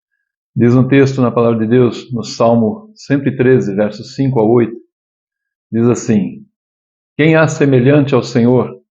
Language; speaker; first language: Portuguese; native; Portuguese